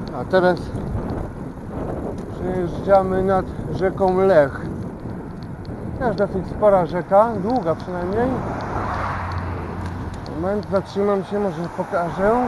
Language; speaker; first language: Polish; native; Polish